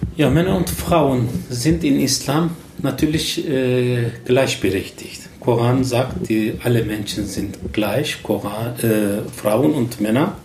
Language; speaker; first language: German; non-native, learner; Turkish